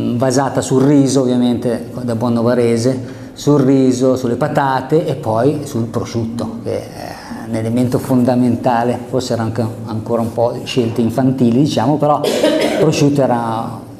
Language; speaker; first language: Italian; native; Italian